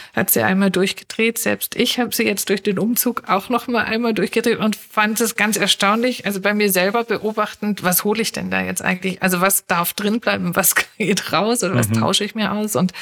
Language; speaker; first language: German; native; German